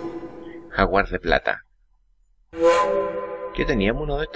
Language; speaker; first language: Spanish; native; Spanish